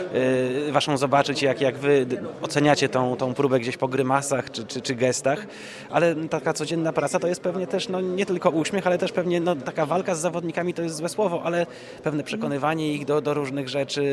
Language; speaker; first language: Polish; native; Polish